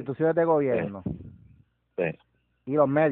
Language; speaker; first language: Spanish; native; Spanish